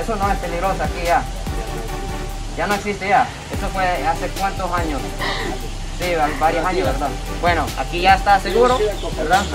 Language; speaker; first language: Spanish; non-native, fluent; Japanese